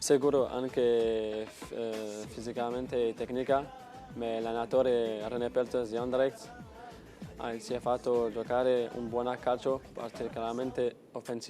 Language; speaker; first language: Italian; non-native, learner; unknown